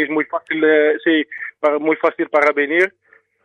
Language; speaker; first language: Spanish; non-native, fluent; Dutch